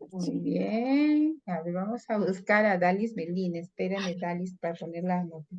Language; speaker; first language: Spanish; native; Spanish